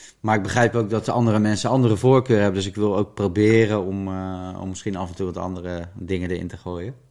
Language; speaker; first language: Dutch; native; Dutch